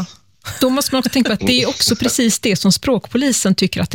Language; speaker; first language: Swedish; native; Swedish